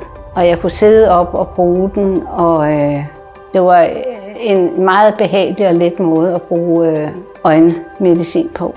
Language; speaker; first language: Danish; native; Danish